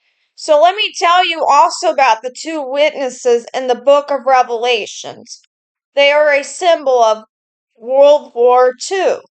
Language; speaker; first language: English; native; English